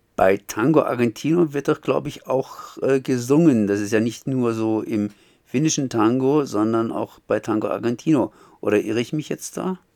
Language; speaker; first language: German; native; German